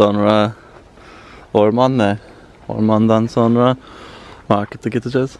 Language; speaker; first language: Turkish; non-native, learner; Swedish